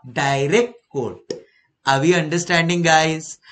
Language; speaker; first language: Hindi; native; Hindi